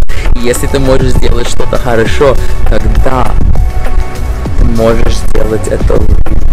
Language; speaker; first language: Russian; non-native, fluent; English